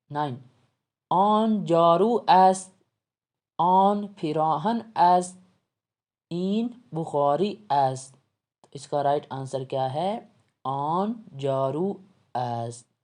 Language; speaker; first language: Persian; non-native, fluent; Urdu